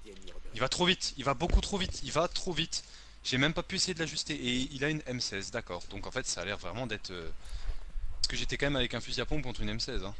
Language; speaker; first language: French; native; French